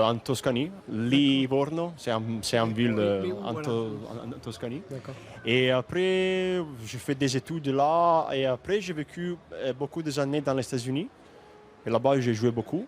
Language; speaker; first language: French; non-native, fluent; Italian